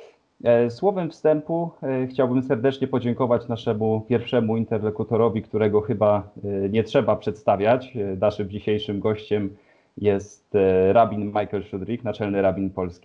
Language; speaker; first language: Polish; native; Polish